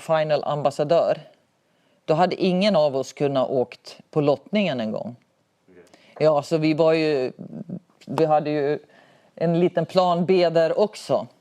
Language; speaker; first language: Swedish; native; Swedish